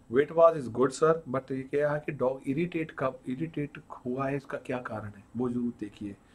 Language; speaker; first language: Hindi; non-native, local second language; Punjabi